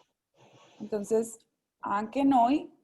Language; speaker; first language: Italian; non-native, fluent; Spanish